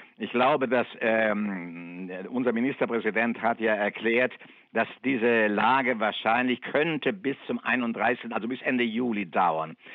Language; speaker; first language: German; non-native, fluent; Italian